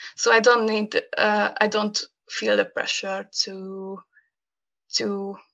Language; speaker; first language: English; non-native, learner; Hungarian